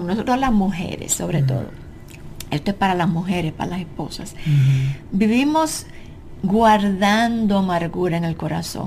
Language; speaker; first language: Spanish; native; Spanish